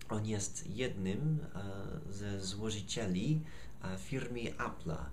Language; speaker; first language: Polish; non-native, fluent; English